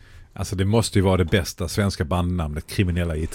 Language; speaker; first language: Swedish; native; Swedish